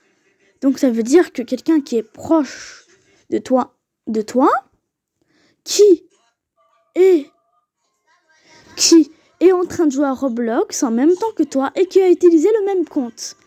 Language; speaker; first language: French; native; French